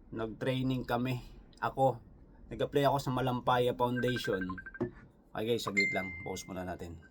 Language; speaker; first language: Filipino; non-native, local second language; Cebuano